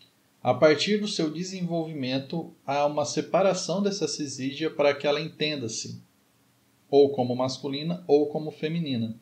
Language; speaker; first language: Portuguese; native; Portuguese